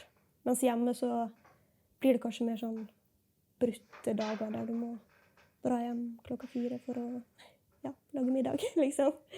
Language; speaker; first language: Norwegian; native; Norwegian